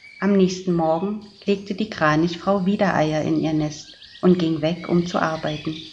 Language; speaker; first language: German; native; German